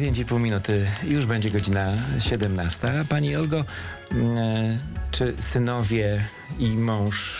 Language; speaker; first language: Polish; native; Polish